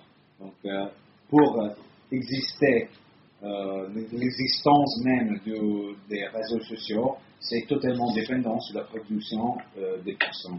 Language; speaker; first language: French; non-native, learner; Italian